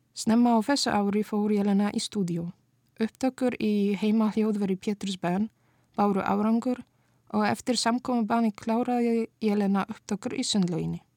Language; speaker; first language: Icelandic; non-native, fluent; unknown